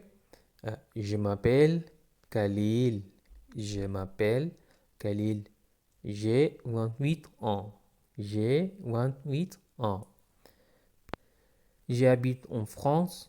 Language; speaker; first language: French; non-native, fluent; Pashto